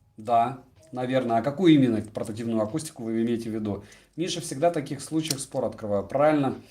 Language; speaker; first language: Russian; native; Russian